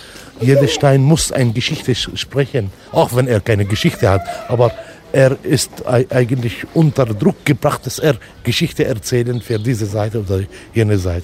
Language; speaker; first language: German; non-native, fluent; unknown